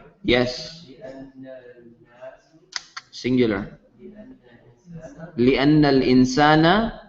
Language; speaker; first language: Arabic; non-native, fluent; English